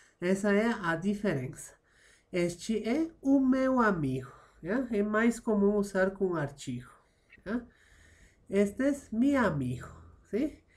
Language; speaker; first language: Portuguese; non-native, fluent; Spanish